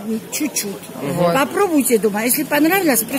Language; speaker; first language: Russian; non-native, local second language; Georgian